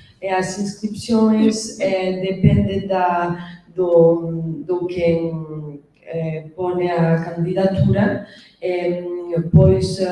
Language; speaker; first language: Portuguese; non-native, learner; Spanish